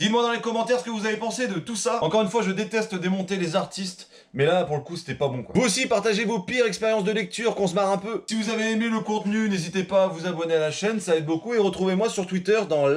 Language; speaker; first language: French; native; French